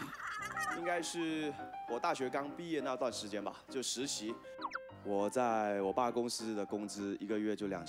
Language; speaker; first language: Chinese; native; Chinese